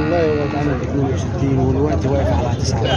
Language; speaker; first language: Arabic; native; Arabic